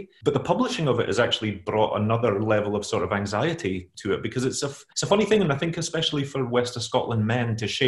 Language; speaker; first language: English; native; English